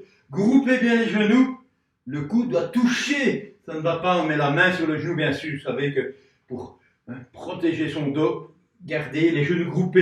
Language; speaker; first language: French; native; French